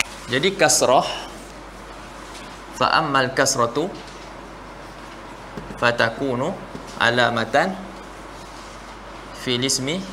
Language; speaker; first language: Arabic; non-native, fluent; Malay